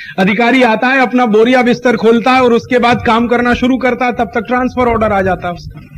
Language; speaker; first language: Hindi; native; Hindi